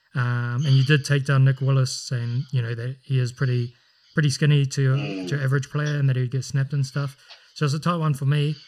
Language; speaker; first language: English; native; English